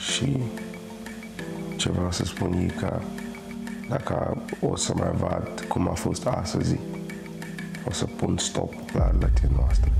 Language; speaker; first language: Romanian; non-native, learner; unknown